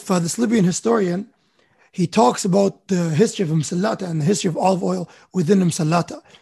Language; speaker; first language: English; early bilingual, other home language; Arabic